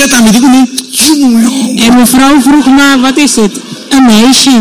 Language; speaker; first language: Dutch; non-native, local second language; Papiamento